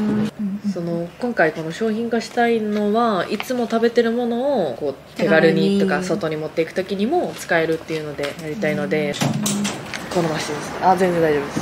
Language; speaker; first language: Japanese; native; Japanese